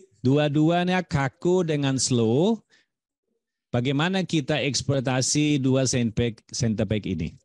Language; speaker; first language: Indonesian; non-native, fluent; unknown